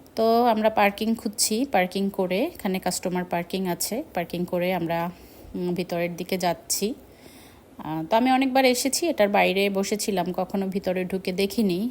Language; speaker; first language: Bangla; native; Bangla